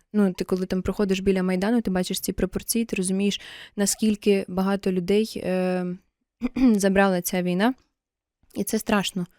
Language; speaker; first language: Ukrainian; non-native, local second language; Russian